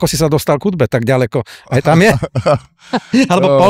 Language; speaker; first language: Slovak; native; Slovak